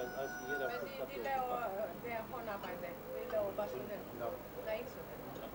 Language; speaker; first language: Danish; non-native, learner; Romanian